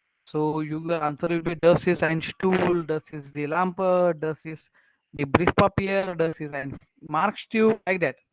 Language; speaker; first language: German; non-native, fluent; Marathi